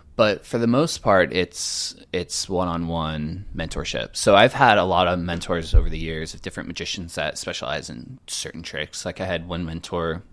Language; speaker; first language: English; native; English